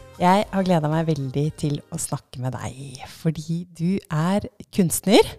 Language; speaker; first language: Norwegian; native; Norwegian